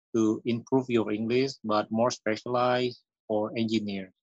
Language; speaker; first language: English; non-native, fluent; Indonesian